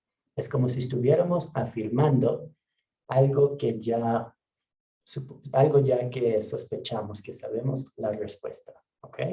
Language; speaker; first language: Spanish; non-native, fluent; English